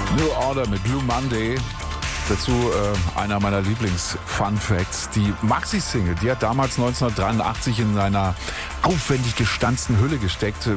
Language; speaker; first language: German; native; German